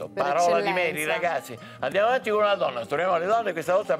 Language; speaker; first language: Italian; native; Italian